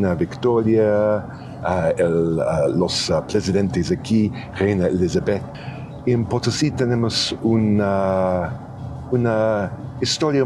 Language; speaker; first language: Spanish; non-native, fluent; English